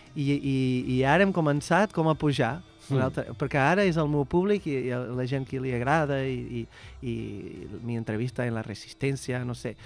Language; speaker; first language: Catalan; non-native, fluent; Portuguese